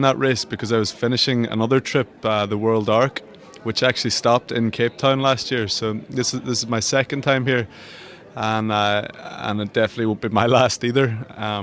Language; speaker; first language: English; native; English